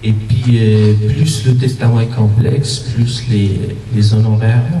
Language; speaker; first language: French; non-native, local second language; Arabic